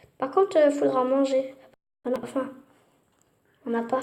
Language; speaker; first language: French; native; French